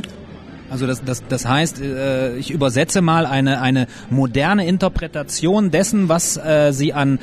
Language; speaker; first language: German; native; German